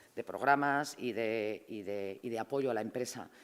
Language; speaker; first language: Spanish; native; Spanish